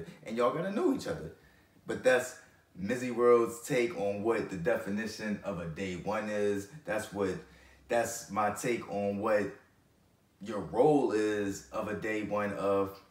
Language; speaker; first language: English; native; English